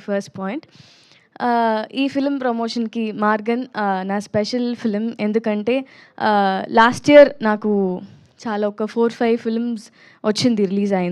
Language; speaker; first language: Telugu; non-native, learner; Tamil